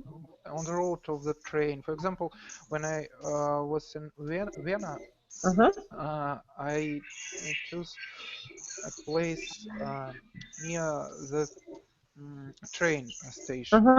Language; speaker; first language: English; non-native, learner; Russian